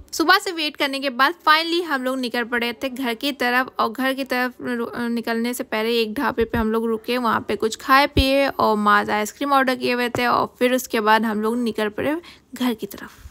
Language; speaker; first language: Hindi; native; Hindi